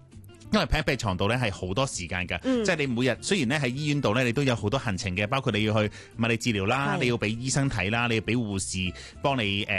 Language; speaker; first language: Cantonese; native; Cantonese